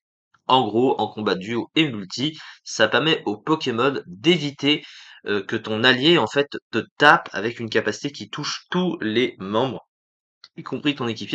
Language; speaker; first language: French; native; French